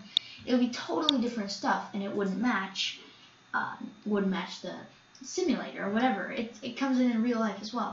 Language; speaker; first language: English; native; English